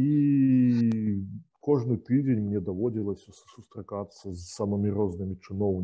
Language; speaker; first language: Polish; non-native, learner; Belarusian